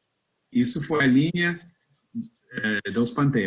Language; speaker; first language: Portuguese; non-native, fluent; English